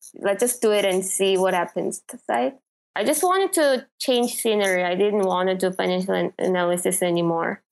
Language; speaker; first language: English; non-native, fluent; Korean